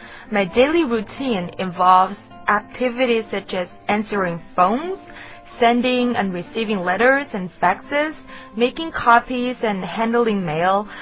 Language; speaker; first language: English; non-native, fluent; Chinese